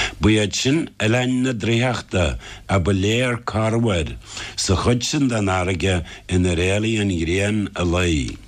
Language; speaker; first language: Irish; native; Irish